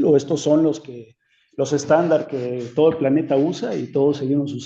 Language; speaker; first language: Spanish; native; Spanish